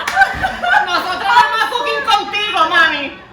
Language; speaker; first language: Spanish; early bilingual, heritage; Spanish